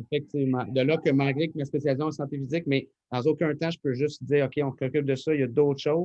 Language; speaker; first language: French; native; French